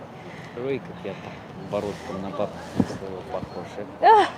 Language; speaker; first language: Russian; native; Russian